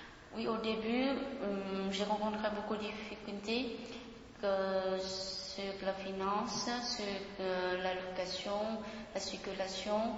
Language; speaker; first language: French; non-native, fluent; Vietnamese